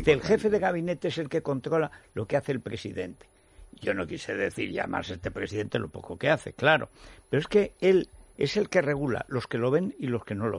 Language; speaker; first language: Spanish; native; Spanish